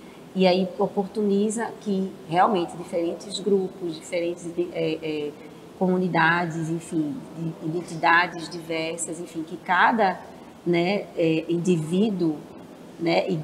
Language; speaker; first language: Portuguese; native; Portuguese